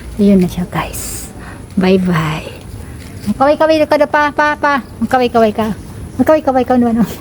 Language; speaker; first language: Filipino; non-native, local second language; Bikol